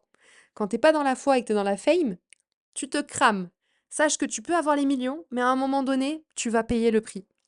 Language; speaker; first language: French; native; French